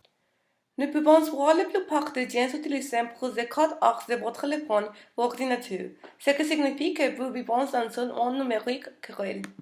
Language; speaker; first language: French; non-native, learner; Spanish